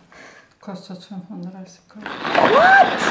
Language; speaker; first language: German; non-native, fluent; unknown